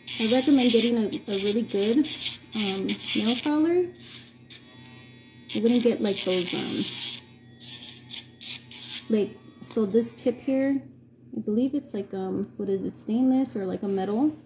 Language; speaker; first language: English; native; English